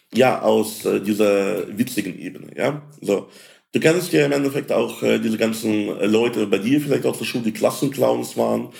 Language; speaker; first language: German; early bilingual, other home language; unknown